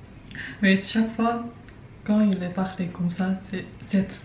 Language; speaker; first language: French; non-native, learner; Chinese